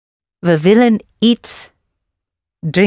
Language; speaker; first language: Dutch; non-native, learner; English